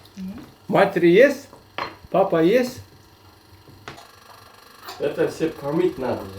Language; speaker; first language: Russian; non-native, local second language; Kazakh